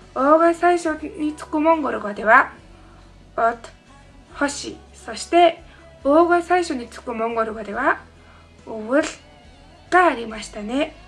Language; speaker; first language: Japanese; non-native, fluent; Mongolian